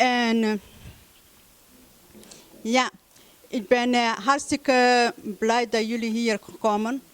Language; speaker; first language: Dutch; early bilingual, other home language; Somali